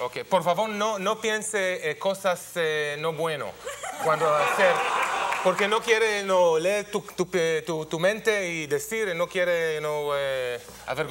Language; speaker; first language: Spanish; non-native, learner; Hebrew